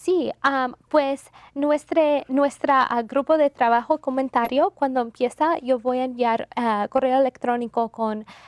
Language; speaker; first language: Spanish; non-native, fluent; English